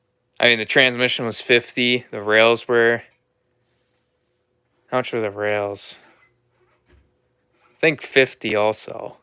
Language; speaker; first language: English; native; English